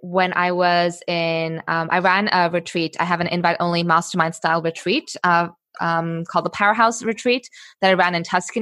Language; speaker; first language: English; native; English